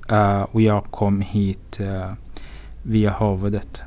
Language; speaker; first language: Swedish; non-native, fluent; Arabic